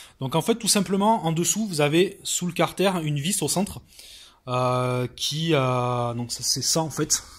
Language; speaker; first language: French; native; French